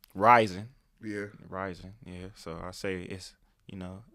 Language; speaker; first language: English; native; English